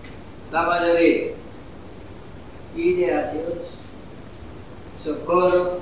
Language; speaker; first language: Spanish; non-native, fluent; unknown